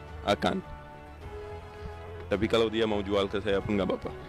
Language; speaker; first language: Indonesian; non-native, fluent; Urdu